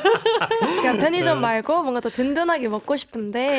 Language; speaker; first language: Korean; native; Korean